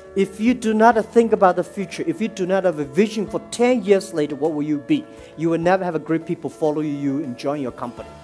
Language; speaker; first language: English; non-native, fluent; Chinese